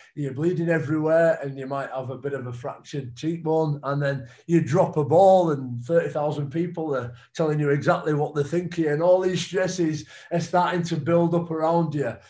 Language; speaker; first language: English; native; English